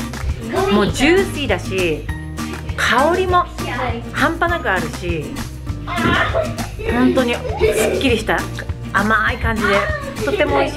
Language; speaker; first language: Japanese; native; Japanese